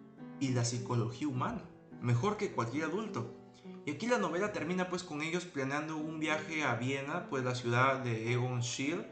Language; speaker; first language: Spanish; native; Spanish